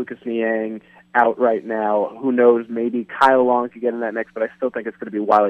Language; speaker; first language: English; native; English